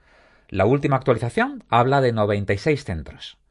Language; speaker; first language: Spanish; native; Spanish